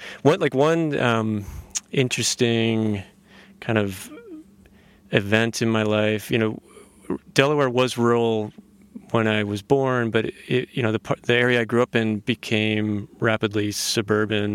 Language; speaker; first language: English; native; English